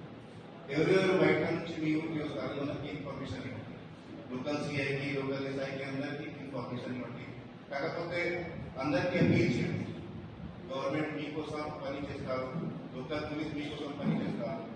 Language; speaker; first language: Telugu; non-native, learner; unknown